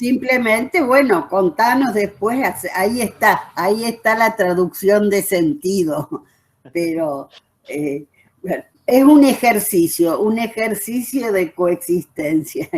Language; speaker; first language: Spanish; native; Spanish